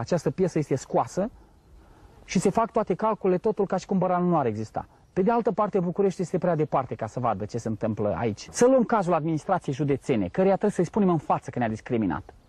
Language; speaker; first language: Romanian; native; Romanian